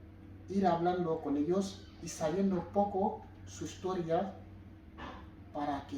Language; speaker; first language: Spanish; non-native, fluent; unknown